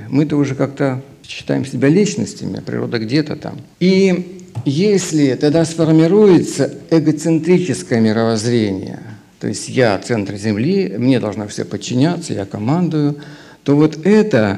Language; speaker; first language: Russian; native; Russian